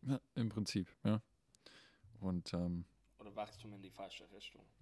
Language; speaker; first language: German; non-native, fluent; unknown